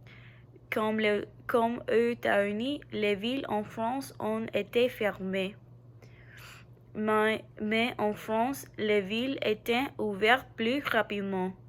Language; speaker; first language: French; non-native, learner; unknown